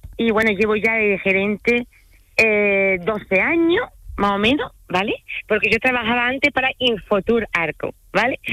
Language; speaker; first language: Spanish; early bilingual, other home language; French